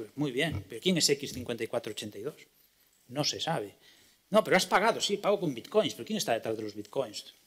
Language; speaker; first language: Spanish; native; Spanish